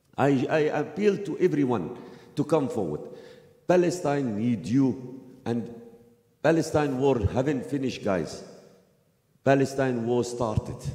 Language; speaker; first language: English; non-native, fluent; Arabic